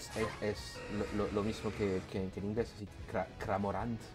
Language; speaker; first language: Spanish; non-native, learner; French